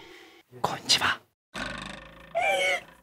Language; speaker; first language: Japanese; non-native, learner; Chinese